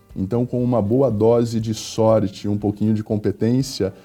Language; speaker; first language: Portuguese; native; Portuguese